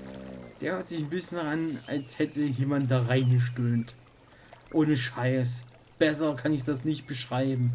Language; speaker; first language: German; native; German